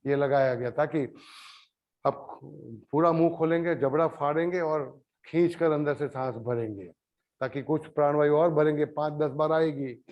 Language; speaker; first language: Hindi; non-native, local second language; Gujarati